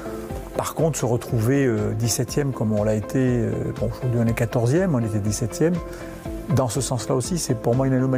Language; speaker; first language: French; native; French